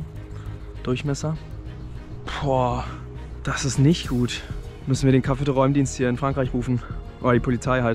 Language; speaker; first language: German; native; German